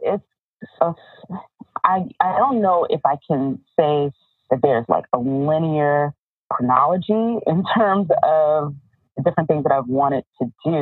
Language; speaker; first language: English; native; English